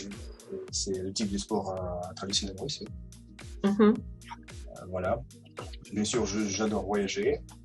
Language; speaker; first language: French; non-native, learner; Russian